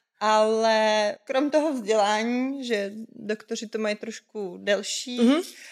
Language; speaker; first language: Czech; native; Czech